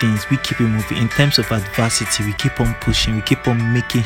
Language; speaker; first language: English; non-native, local second language; Igbo